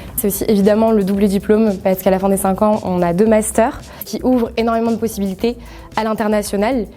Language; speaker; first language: French; native; French